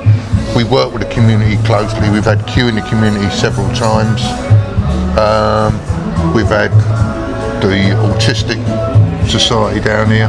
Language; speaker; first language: English; native; English